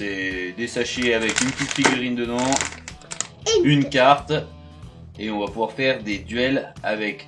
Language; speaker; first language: French; native; French